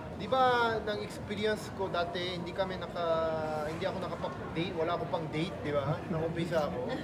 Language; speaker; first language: Filipino; non-native, fluent; Korean